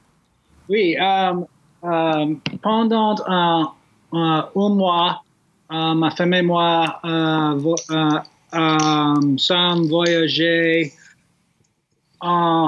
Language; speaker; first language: French; non-native, learner; English